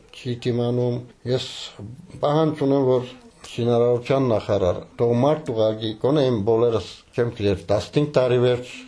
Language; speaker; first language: Armenian; early bilingual, heritage; Armenian